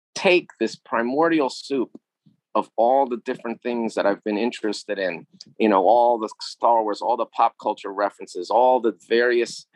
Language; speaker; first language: English; native; English